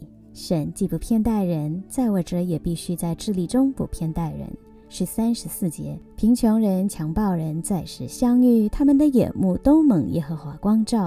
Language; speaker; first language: Chinese; native; Chinese